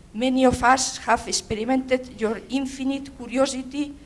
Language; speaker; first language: English; non-native, fluent; Spanish